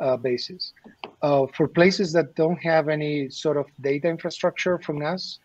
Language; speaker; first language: English; non-native, fluent; Spanish